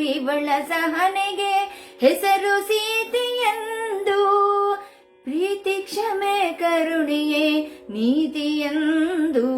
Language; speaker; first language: Kannada; native; Kannada